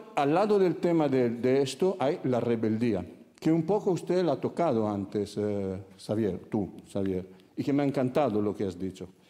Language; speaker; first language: Spanish; non-native, fluent; Italian